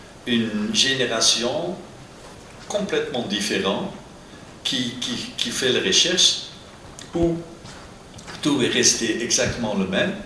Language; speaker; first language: French; non-native, local second language; Dutch